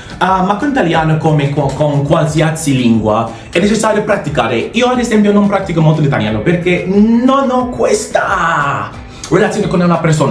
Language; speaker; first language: Italian; non-native, learner; English